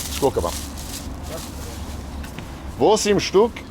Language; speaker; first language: Russian; non-native, learner; English